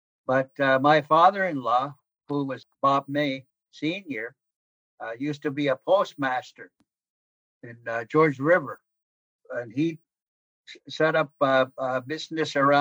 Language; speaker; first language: English; non-native, fluent; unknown